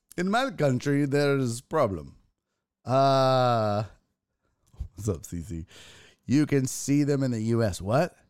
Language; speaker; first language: English; early bilingual, other home language; German